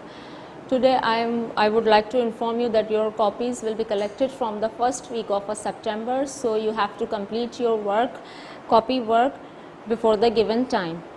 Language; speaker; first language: English; non-native, local second language; Urdu